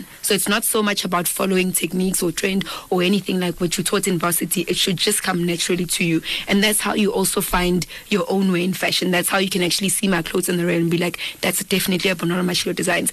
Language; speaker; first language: English; non-native, local second language; Northern Sotho